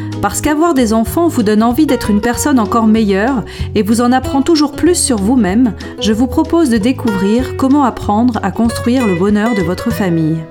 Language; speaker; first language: French; native; French